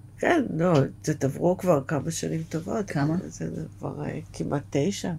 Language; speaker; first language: Hebrew; native; Hebrew